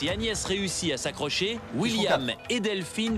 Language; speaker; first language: French; native; French